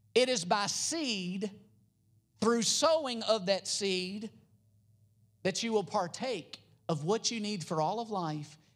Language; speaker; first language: English; native; English